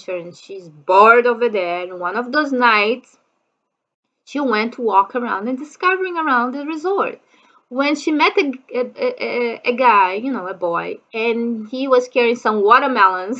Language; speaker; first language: English; non-native, fluent; Portuguese